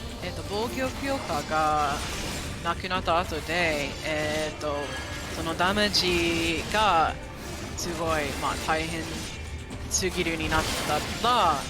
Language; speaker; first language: Japanese; non-native, fluent; English